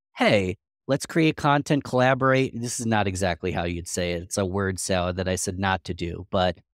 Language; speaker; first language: English; native; English